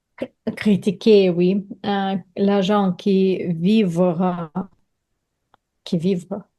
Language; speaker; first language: French; non-native, learner; Ukrainian